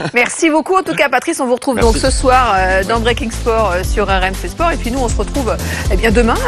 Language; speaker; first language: French; native; French